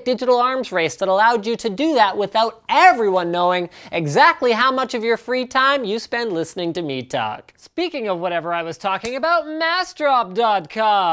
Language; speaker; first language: English; native; English